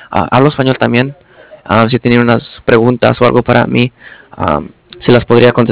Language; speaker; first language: Spanish; non-native, local second language; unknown